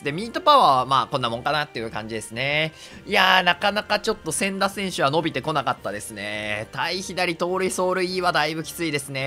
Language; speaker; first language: Japanese; native; Japanese